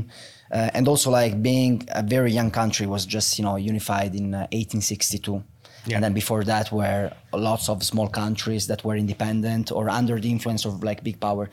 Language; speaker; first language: English; non-native, fluent; Italian